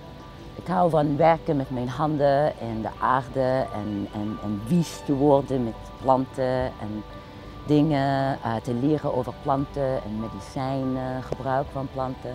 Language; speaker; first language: Dutch; non-native, fluent; Arabic